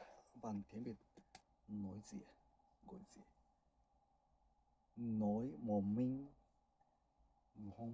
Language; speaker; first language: Vietnamese; non-native, learner; Japanese